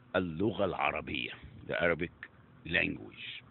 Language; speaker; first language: English; non-native, fluent; Arabic